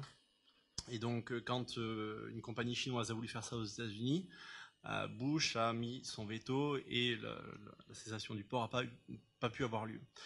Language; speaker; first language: French; native; French